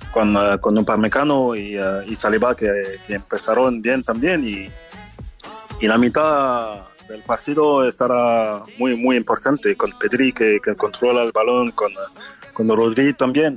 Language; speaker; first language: Spanish; non-native, fluent; French